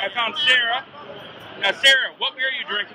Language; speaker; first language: English; native; English